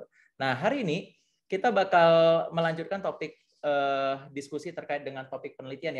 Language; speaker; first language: Indonesian; native; Indonesian